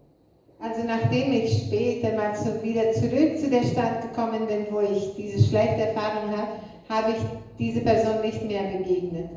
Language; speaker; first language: German; non-native, fluent; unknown